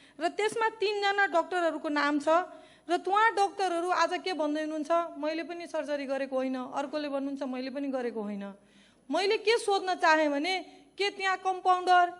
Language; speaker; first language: Nepali; non-native, local second language; Maithili